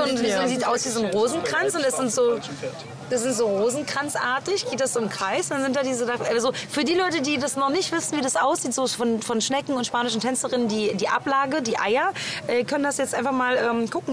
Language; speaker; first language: German; native; German